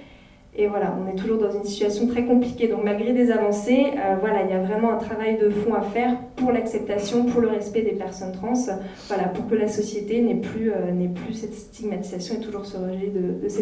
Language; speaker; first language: French; native; French